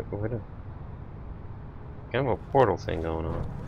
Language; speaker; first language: English; native; English